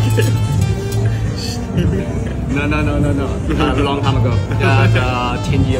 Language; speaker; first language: English; non-native, learner; Thai